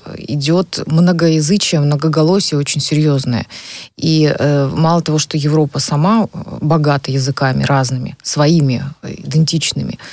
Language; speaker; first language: Russian; native; Russian